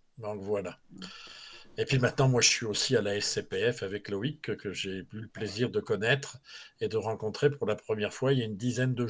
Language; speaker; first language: French; native; French